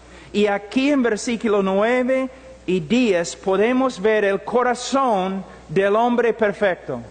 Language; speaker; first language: Spanish; non-native, fluent; English